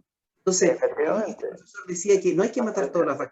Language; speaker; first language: Spanish; native; Spanish